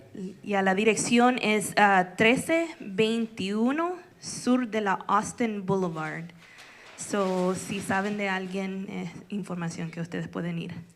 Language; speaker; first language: Spanish; early bilingual, other home language; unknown